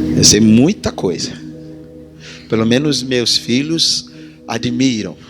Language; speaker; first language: Portuguese; non-native, fluent; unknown